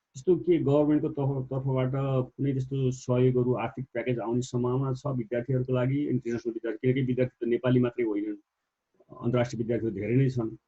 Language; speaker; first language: Nepali; native; Nepali